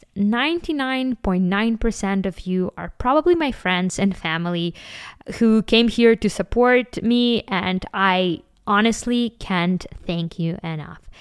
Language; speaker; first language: English; non-native, fluent; Ukrainian